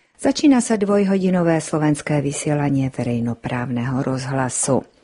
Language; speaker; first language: Slovak; early bilingual, heritage; Slovak